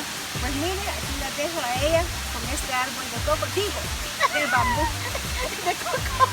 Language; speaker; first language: Spanish; native; Spanish